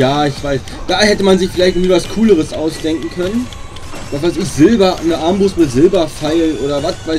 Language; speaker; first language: German; native; German